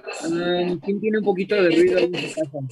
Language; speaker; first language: Spanish; native; Spanish